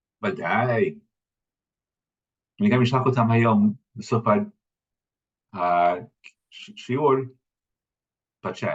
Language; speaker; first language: Hebrew; non-native, fluent; English